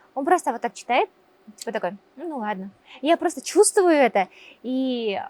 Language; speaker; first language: Russian; non-native, local second language; Kazakh